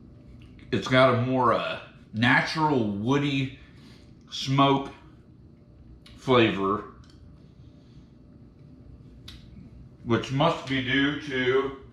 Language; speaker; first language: English; native; English